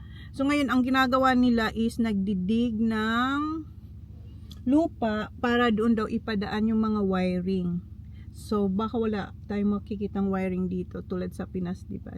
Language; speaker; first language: Filipino; native; Filipino